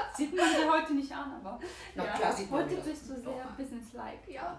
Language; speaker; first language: German; non-native, fluent; Bulgarian